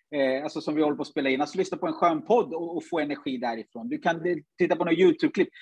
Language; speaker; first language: Swedish; early bilingual, other home language; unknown